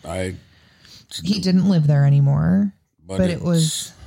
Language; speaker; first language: English; native; English